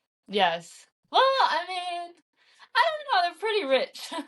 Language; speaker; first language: English; early bilingual, heritage; English